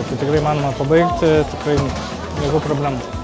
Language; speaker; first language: Lithuanian; native; Lithuanian